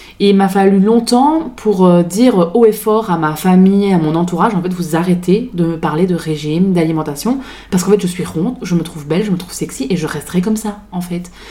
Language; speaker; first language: French; native; French